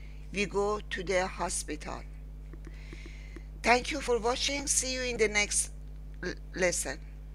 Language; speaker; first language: English; non-native, learner; Persian